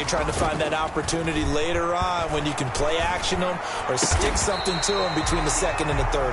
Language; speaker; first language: English; native; English